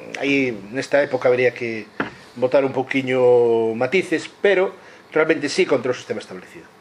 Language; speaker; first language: Spanish; non-native, local second language; Galician